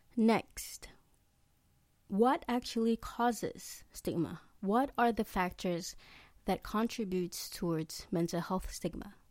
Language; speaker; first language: English; non-native, local second language; Malay